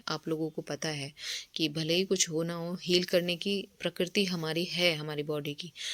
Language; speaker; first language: Hindi; native; Hindi